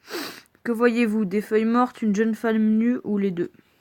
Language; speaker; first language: French; native; French